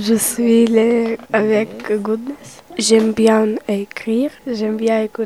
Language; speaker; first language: French; non-native, learner; Ukrainian